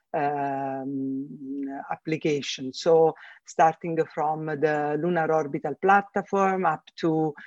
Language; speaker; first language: English; non-native, fluent; Italian